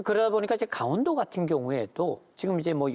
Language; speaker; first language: Korean; native; Korean